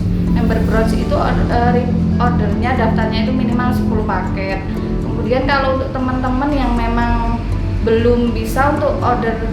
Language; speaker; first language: Indonesian; native; Indonesian